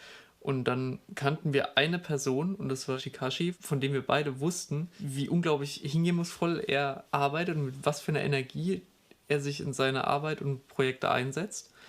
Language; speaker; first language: German; native; German